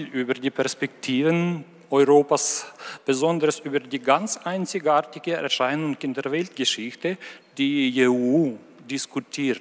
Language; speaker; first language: German; non-native, fluent; Ukrainian